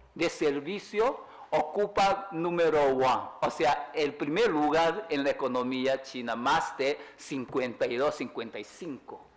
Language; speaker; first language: Spanish; non-native, fluent; Chinese